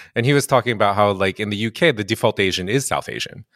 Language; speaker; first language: English; early bilingual, other home language; Japanese